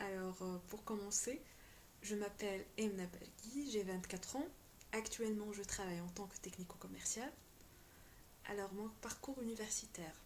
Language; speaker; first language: French; non-native, local second language; Arabic